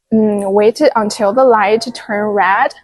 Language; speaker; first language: English; non-native, fluent; Chinese